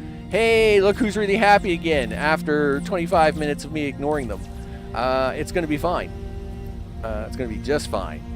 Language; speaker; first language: English; native; English